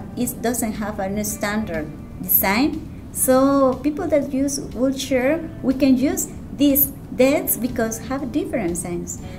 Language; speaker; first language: English; non-native, learner; Spanish